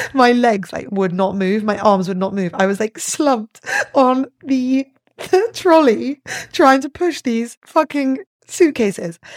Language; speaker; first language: English; native; English